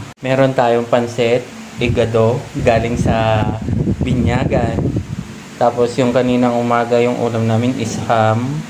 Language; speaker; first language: Filipino; non-native, local second language; Iloko